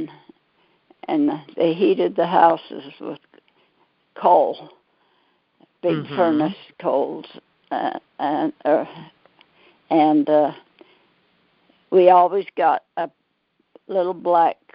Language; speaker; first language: English; native; English